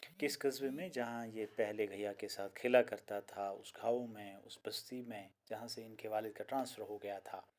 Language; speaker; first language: Urdu; non-native, local second language; Kashmiri